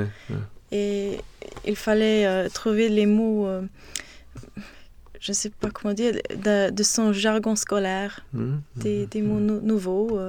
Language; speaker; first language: French; non-native, fluent; Swedish